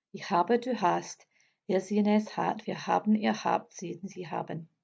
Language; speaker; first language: German; non-native, fluent; English